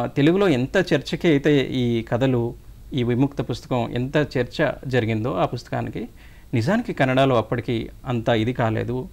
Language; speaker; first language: Telugu; native; Telugu